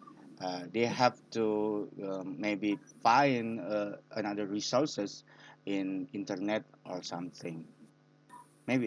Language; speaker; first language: English; non-native, learner; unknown